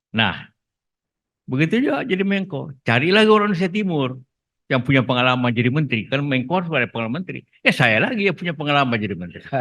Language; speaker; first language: Indonesian; non-native, local second language; Buginese